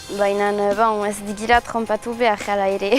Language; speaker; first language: Basque; non-native, local second language; French